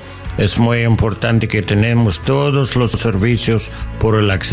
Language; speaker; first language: Spanish; non-native, learner; English